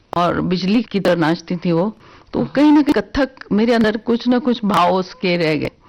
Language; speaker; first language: Hindi; native; Hindi